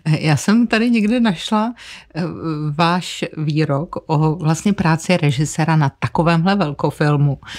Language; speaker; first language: Czech; native; Czech